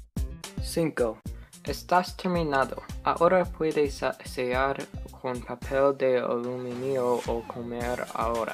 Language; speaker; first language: Spanish; non-native, learner; English